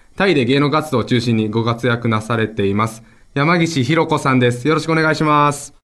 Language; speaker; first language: Japanese; native; Japanese